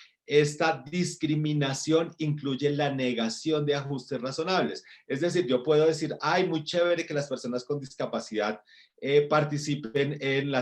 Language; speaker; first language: Spanish; native; Spanish